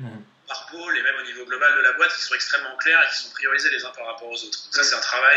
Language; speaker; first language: French; native; French